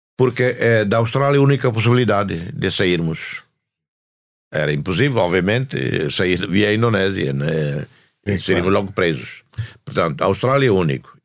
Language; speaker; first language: Portuguese; non-native, fluent; Tetum